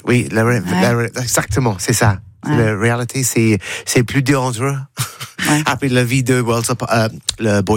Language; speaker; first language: French; non-native, learner; English